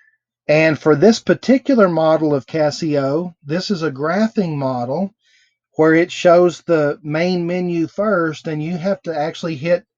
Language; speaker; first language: English; native; English